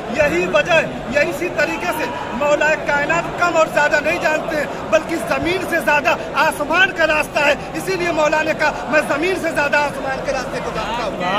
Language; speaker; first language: Urdu; native; Urdu